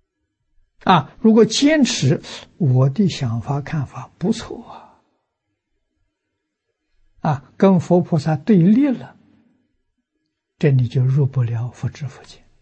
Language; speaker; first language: Chinese; native; Chinese